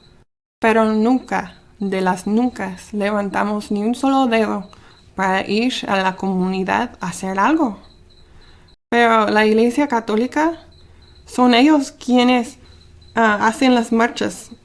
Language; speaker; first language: Spanish; early bilingual, heritage; Spanish